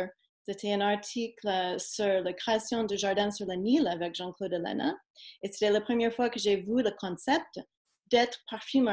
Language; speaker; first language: French; non-native, fluent; English